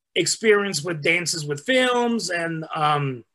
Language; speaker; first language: English; early bilingual, other home language; Spanish